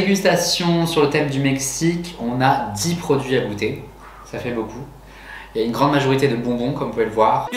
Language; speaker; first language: French; native; French